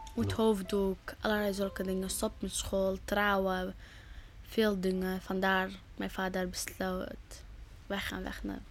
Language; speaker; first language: Dutch; early bilingual, other home language; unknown